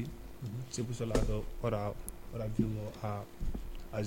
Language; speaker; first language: French; non-native, learner; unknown